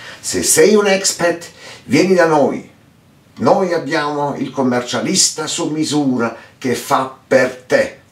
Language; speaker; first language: Italian; early bilingual, heritage; Italian